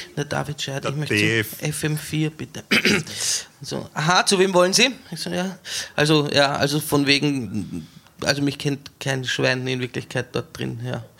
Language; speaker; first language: German; native; German